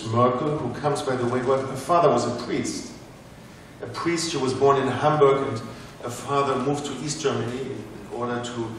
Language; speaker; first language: English; non-native, fluent; German